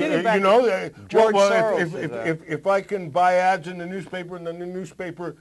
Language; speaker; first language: English; native; English